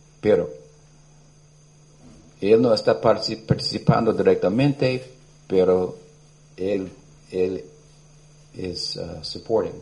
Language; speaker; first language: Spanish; non-native, learner; English